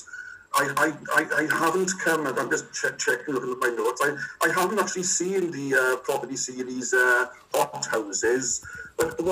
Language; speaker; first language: English; native; English